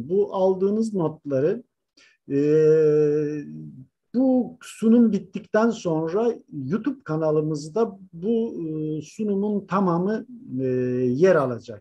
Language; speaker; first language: Turkish; native; Turkish